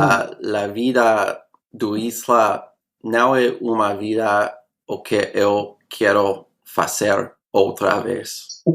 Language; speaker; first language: Portuguese; non-native, learner; English